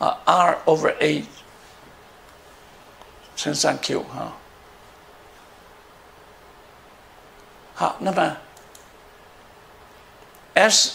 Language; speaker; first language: Chinese; native; Chinese